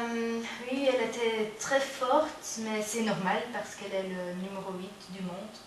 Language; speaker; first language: French; non-native, learner; Dutch